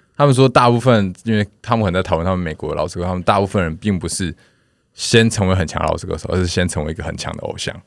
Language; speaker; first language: Chinese; non-native, local second language; Min Nan Chinese